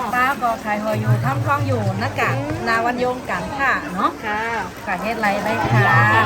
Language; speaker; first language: Thai; non-native, local second language; Shan